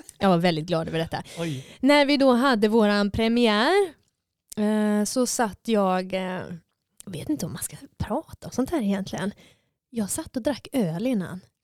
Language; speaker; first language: Swedish; native; Swedish